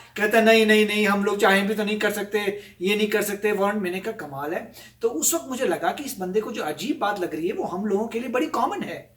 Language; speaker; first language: Hindi; native; Hindi